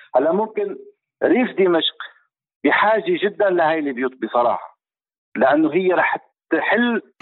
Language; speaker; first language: Arabic; native; Arabic